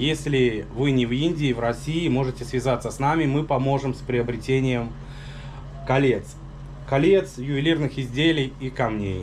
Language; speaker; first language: Russian; native; Russian